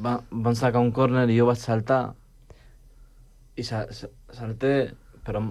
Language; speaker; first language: Catalan; non-native, local second language; Spanish